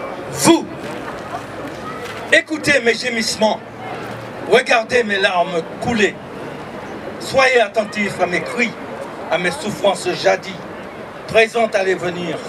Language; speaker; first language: French; native; French